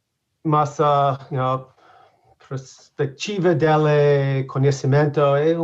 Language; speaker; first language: Portuguese; non-native, learner; English